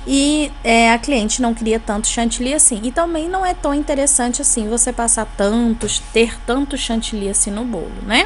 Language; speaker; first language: Portuguese; native; Portuguese